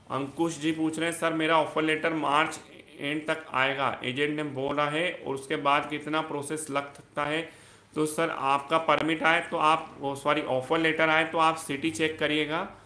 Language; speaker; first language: Hindi; native; Hindi